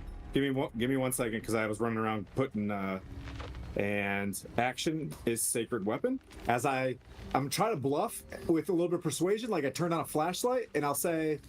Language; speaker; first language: English; native; English